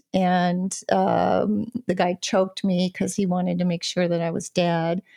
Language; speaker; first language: English; native; English